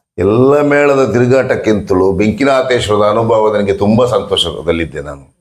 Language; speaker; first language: Kannada; non-native, local second language; Tulu